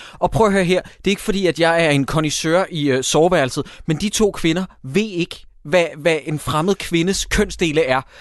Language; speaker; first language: Danish; native; Danish